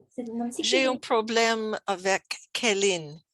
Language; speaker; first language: French; non-native, learner; English